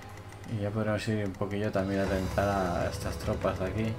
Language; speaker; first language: Spanish; native; Spanish